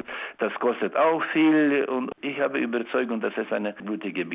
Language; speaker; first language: German; non-native, learner; Ukrainian